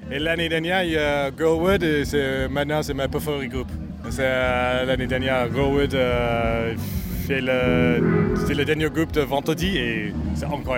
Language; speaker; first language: French; non-native, learner; English